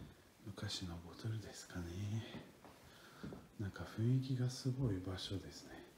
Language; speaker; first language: Japanese; non-native, fluent; French